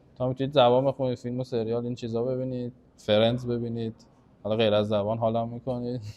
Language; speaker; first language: Persian; native; Persian